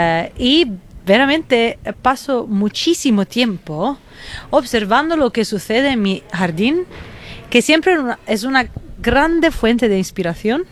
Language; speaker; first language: Spanish; non-native, fluent; Italian